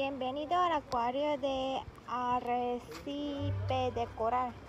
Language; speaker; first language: Spanish; non-native, fluent; Korean